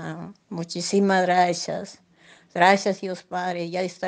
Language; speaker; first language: Spanish; non-native, local second language; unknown